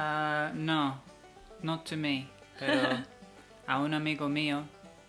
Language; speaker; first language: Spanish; non-native, fluent; English